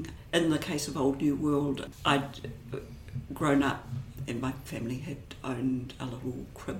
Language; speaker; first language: English; native; English